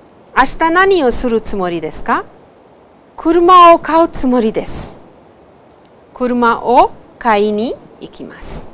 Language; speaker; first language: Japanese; non-native, fluent; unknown